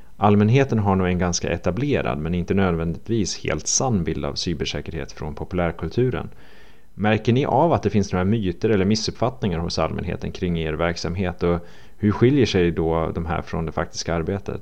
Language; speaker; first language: Swedish; native; Swedish